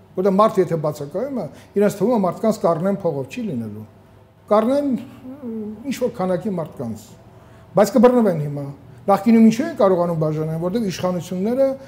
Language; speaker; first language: Armenian; native; Armenian